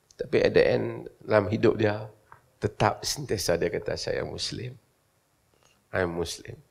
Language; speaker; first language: Malay; native; Malay